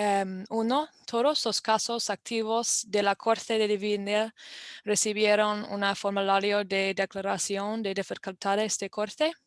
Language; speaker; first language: Spanish; non-native, fluent; English